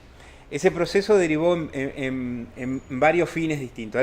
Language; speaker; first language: Spanish; native; Spanish